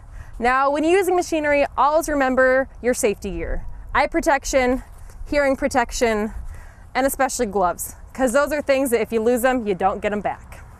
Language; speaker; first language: English; native; English